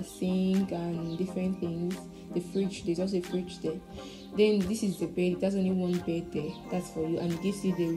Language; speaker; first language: English; non-native, local second language; Ibibio